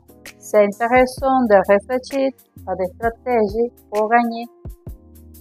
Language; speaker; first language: French; non-native, learner; Spanish